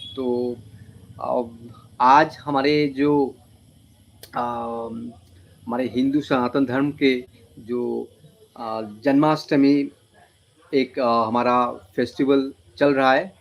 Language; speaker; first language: Hindi; non-native, local second language; Bangla